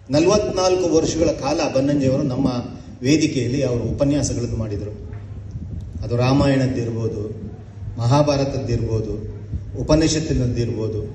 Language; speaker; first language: Kannada; native; Kannada